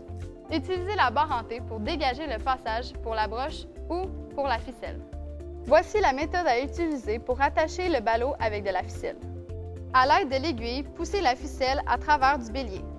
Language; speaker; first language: French; native; French